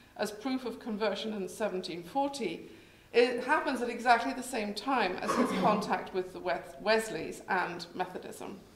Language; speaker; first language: English; native; English